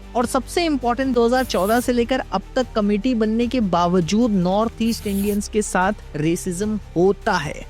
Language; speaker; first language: Hindi; native; Hindi